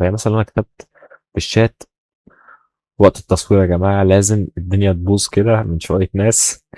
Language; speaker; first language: Arabic; native; Arabic